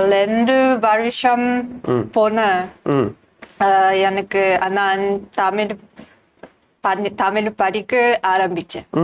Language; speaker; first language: Tamil; non-native, learner; Japanese